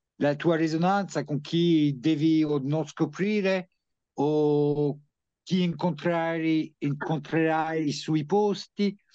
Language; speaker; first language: Italian; early bilingual, heritage; French